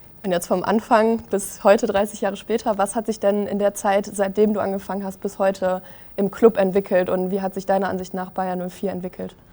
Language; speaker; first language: German; native; German